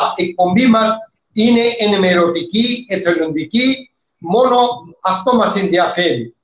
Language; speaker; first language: Greek; non-native, fluent; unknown